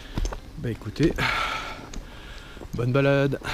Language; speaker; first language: French; native; French